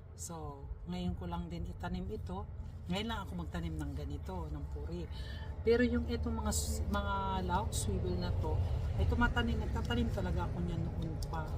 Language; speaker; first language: Filipino; native; Filipino